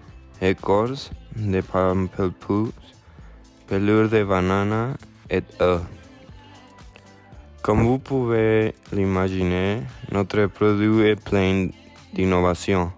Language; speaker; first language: French; non-native, learner; Spanish